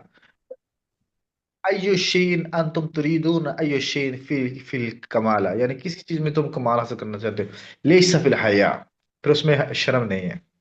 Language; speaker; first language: Arabic; non-native, learner; Urdu